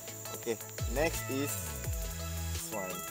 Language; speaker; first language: English; non-native, learner; Malay